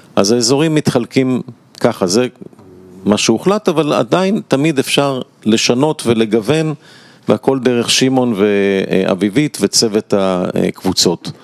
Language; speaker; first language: Hebrew; native; Hebrew